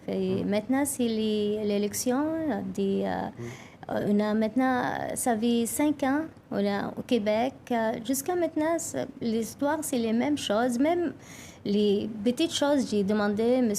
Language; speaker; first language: French; non-native, learner; Arabic